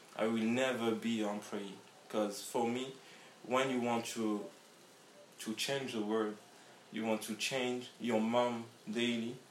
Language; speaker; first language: English; non-native, learner; French